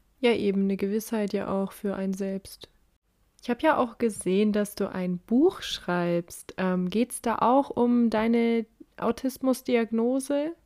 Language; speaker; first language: German; native; German